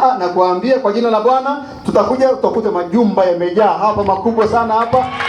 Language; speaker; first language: Swahili; non-native, local second language; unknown